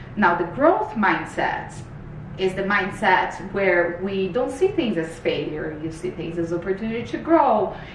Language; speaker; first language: English; non-native, fluent; Portuguese